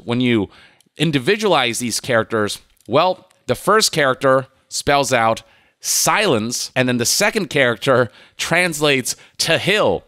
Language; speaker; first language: English; native; English